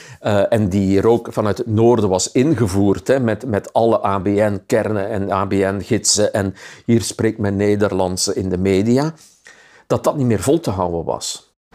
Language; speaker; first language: Dutch; native; Dutch